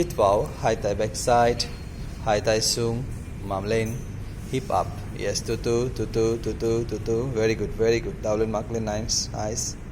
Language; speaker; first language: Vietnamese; non-native, learner; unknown